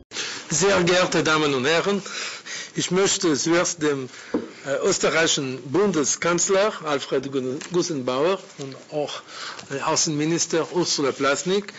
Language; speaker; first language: German; non-native, learner; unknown